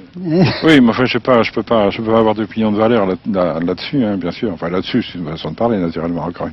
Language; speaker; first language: French; native; French